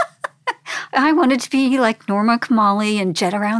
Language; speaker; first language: English; native; English